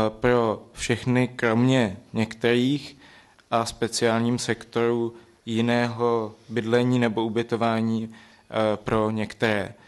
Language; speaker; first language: Czech; native; Czech